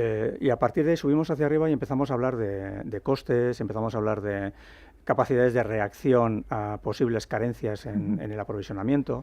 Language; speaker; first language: Spanish; native; Spanish